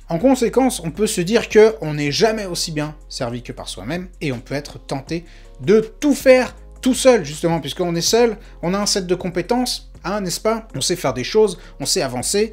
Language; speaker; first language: French; native; French